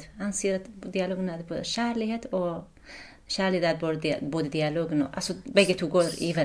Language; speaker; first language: Norwegian; non-native, fluent; Kurdish